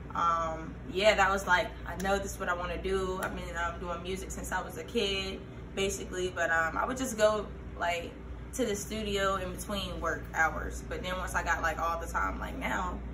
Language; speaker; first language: English; native; English